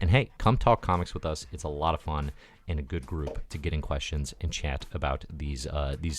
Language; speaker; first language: English; native; English